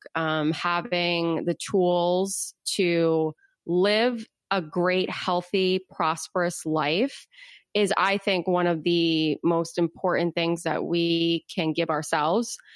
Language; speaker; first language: English; native; English